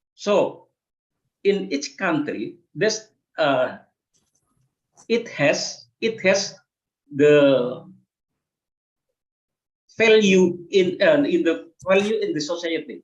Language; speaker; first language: English; non-native, learner; Indonesian